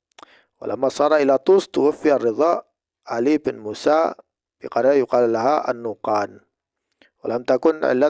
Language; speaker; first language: Arabic; non-native, fluent; Indonesian